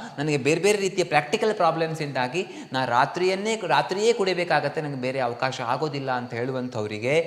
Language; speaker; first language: Kannada; native; Kannada